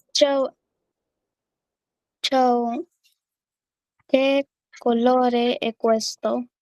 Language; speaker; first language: Italian; non-native, learner; Spanish